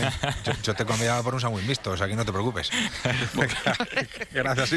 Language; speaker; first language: Spanish; native; Spanish